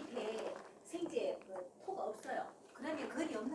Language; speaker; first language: Korean; native; Korean